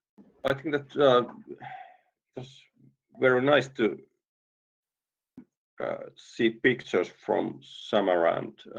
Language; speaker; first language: English; non-native, fluent; Finnish